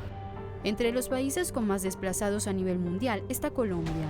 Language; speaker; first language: Spanish; native; Spanish